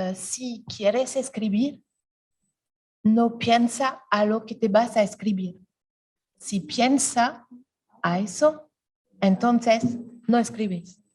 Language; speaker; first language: Spanish; non-native, learner; French